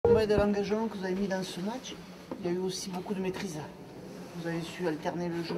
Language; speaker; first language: French; native; French